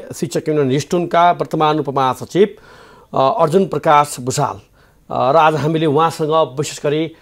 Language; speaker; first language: Nepali; native; Nepali